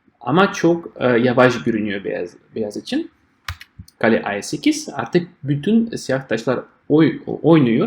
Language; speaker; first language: Turkish; non-native, fluent; Russian